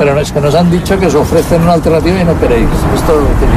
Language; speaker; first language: Spanish; native; Spanish